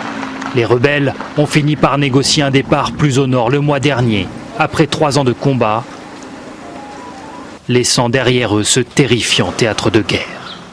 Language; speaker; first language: French; native; French